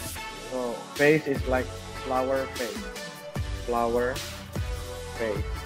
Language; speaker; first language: English; non-native, fluent; Indonesian